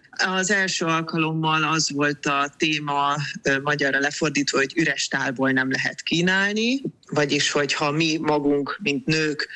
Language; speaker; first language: Hungarian; native; Hungarian